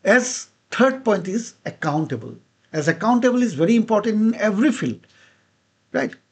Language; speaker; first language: English; non-native, local second language; Assamese